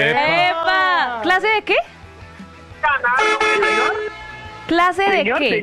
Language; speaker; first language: Spanish; native; Spanish